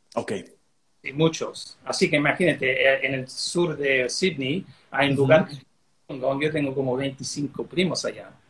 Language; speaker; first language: Spanish; early bilingual, heritage; Spanish